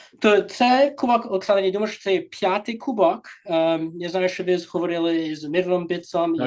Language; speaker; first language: Ukrainian; early bilingual, heritage; English